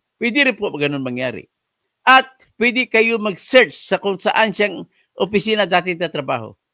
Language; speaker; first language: Filipino; non-native, local second language; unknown